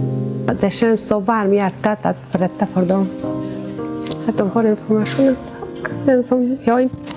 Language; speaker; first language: Swedish; non-native, fluent; Persian